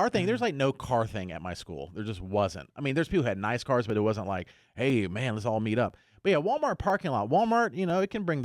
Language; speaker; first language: English; native; English